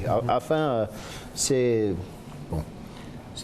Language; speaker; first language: French; non-native, local second language; English